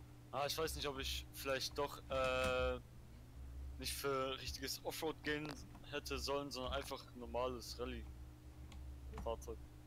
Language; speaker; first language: German; native; German